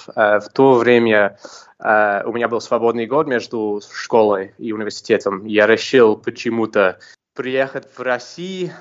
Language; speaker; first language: Russian; non-native, fluent; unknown